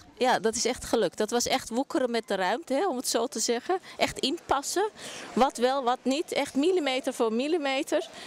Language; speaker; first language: Dutch; early bilingual, other home language; Turkish